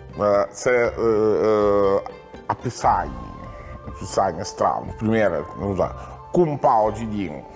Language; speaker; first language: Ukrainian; non-native, learner; Italian